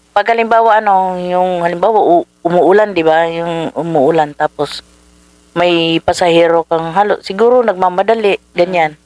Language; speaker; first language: Filipino; native; Filipino